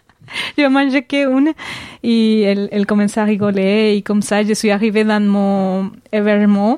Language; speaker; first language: French; non-native, fluent; Spanish